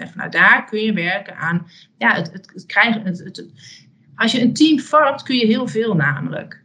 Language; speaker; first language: Dutch; native; Dutch